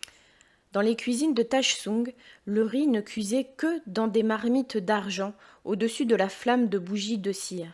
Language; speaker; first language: French; native; French